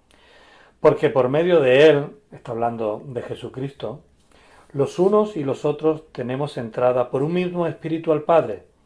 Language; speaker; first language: Spanish; native; Spanish